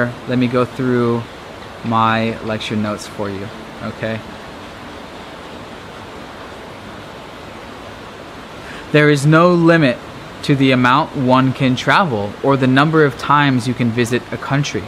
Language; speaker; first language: English; native; English